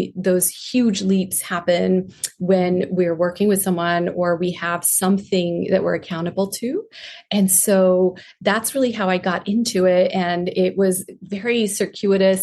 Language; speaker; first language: English; non-native, local second language; Hindi